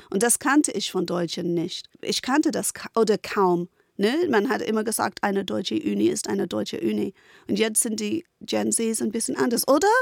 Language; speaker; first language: German; non-native, fluent; English